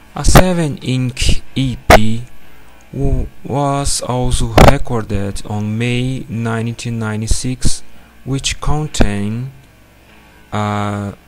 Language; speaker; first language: English; non-native, learner; Portuguese